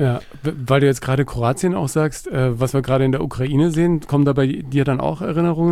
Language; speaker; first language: German; native; German